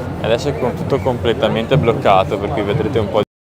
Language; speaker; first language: Italian; native; Italian